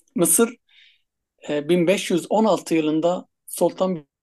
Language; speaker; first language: Turkish; non-native, fluent; Arabic